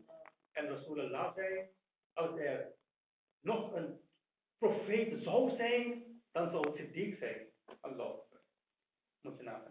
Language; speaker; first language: Dutch; non-native, fluent; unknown